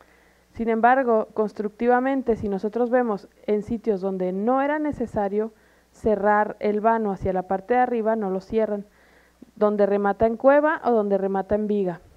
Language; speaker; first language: Spanish; native; Spanish